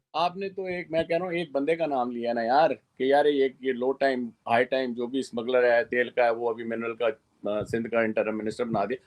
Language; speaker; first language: Urdu; non-native, local second language; Sindhi